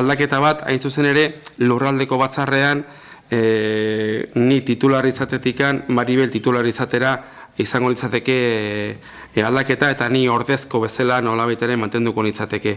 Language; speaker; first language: Basque; native; Basque